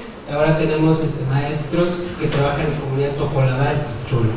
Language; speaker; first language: Spanish; non-native, local second language; Tzotzil